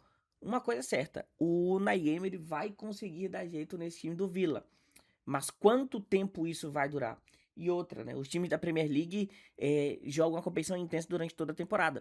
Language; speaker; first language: Portuguese; native; Portuguese